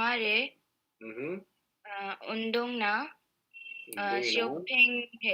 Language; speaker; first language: Korean; non-native, learner; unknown